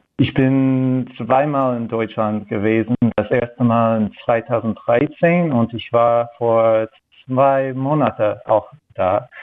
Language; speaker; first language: German; non-native, learner; English